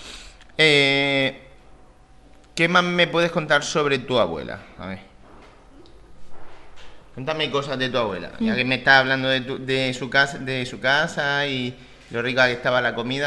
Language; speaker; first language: Spanish; native; Spanish